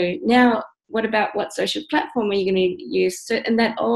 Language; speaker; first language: English; native; English